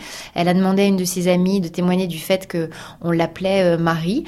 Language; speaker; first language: French; native; French